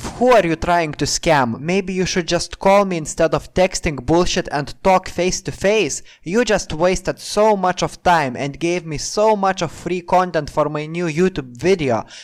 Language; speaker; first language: English; non-native, fluent; Lithuanian